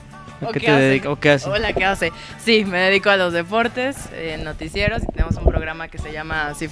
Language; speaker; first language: Spanish; native; Spanish